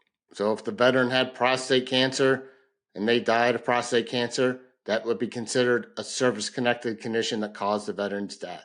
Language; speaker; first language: English; native; English